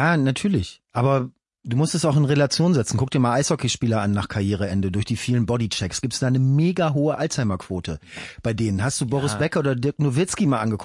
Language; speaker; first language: German; native; German